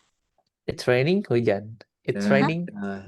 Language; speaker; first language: English; non-native, learner; Indonesian